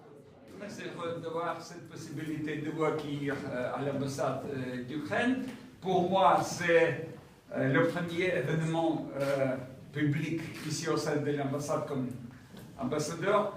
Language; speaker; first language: French; non-native, fluent; Ukrainian